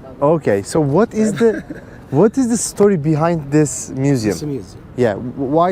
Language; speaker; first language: English; non-native, learner; Turkish